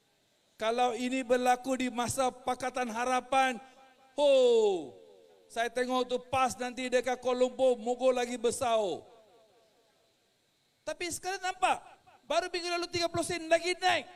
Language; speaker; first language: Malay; non-native, local second language; Tamil